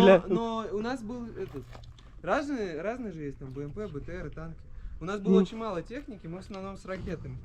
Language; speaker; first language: Russian; native; Russian